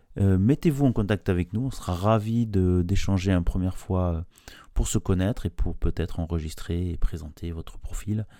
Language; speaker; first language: French; native; French